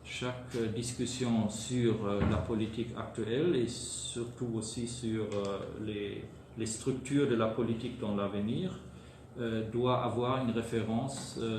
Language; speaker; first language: French; non-native, fluent; German